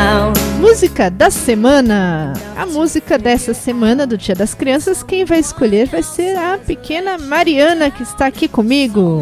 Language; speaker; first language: Portuguese; native; Portuguese